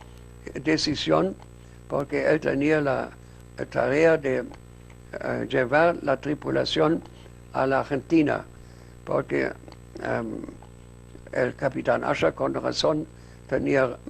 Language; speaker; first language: Spanish; non-native, fluent; German